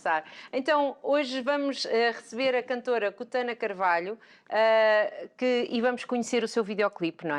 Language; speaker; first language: Portuguese; native; Portuguese